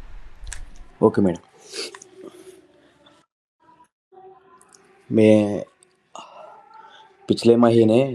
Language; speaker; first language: Hindi; non-native, local second language; Telugu